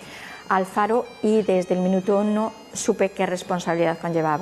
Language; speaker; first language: Spanish; native; Spanish